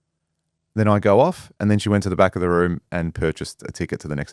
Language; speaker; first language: English; native; English